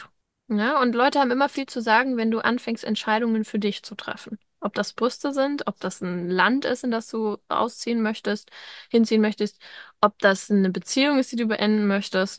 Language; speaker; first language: German; native; German